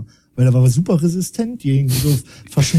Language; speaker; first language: German; native; German